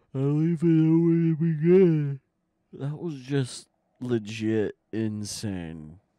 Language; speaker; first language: English; native; English